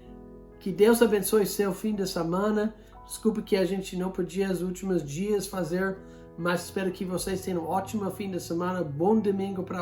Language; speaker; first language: Portuguese; non-native, fluent; English